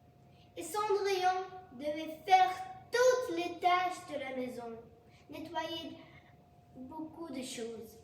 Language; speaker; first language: French; non-native, learner; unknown